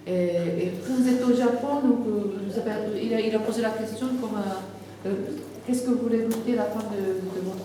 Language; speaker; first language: French; non-native, fluent; Japanese